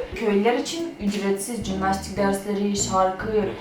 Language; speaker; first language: Turkish; non-native, fluent; Ukrainian